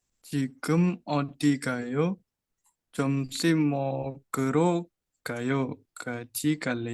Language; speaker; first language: Korean; non-native, learner; Indonesian